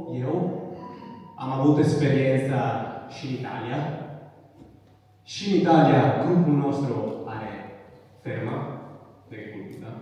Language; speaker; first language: Romanian; non-native, learner; Italian